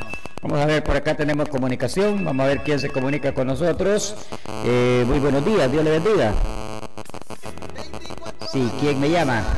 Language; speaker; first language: Spanish; native; Spanish